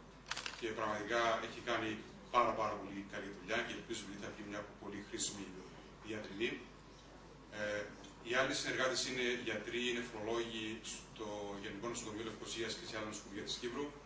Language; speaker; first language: Greek; native; Greek